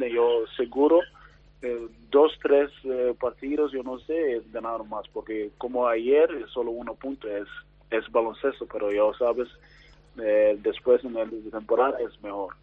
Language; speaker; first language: Spanish; non-native, learner; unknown